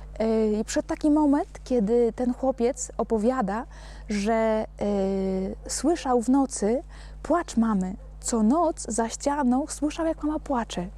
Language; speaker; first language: Polish; non-native, fluent; Spanish